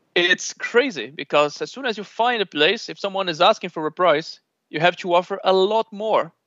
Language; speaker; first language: English; non-native, fluent; Portuguese